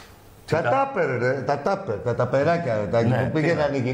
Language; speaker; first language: Greek; native; Greek